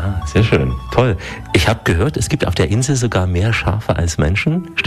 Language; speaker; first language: German; native; German